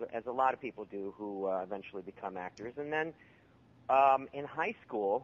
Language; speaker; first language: English; native; English